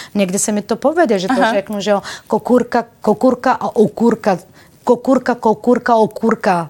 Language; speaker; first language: Czech; non-native, fluent; Bulgarian